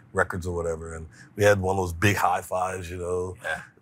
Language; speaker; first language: English; native; English